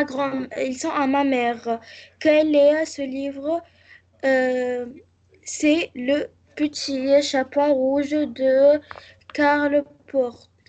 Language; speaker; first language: French; non-native, learner; Arabic